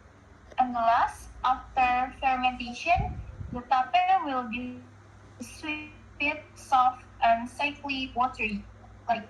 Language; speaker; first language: English; non-native, learner; Indonesian